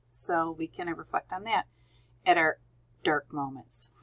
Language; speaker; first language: English; native; English